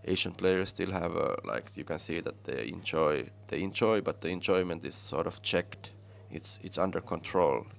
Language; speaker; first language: English; non-native, fluent; Finnish